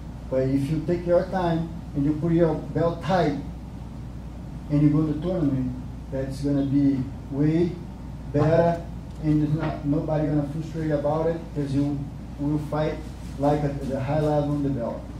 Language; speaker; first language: English; non-native, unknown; Portuguese